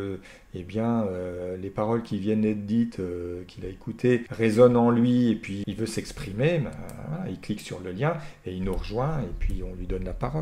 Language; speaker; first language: French; native; French